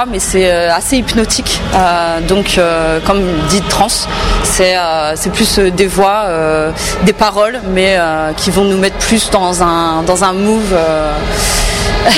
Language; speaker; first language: French; native; French